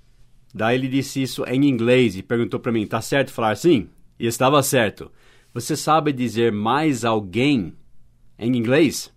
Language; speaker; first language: Portuguese; non-native, fluent; English